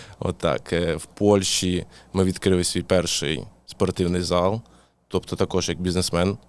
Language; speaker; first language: Ukrainian; non-native, local second language; Russian